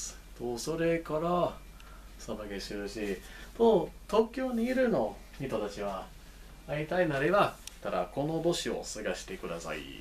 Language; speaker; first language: Japanese; non-native, learner; English